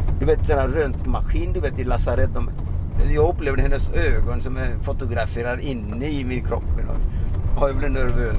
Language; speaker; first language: Swedish; non-native, fluent; Odia